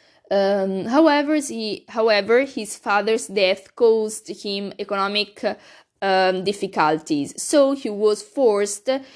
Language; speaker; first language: English; non-native, learner; Italian